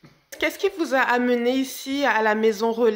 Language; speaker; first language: French; native; French